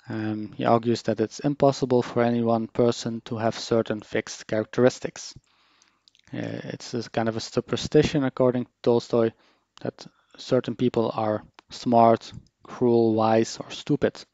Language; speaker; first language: English; non-native, fluent; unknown